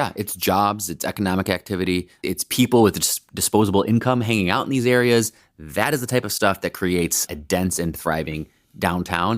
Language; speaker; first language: English; native; English